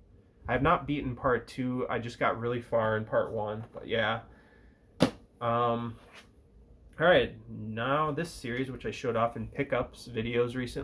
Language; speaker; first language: English; native; English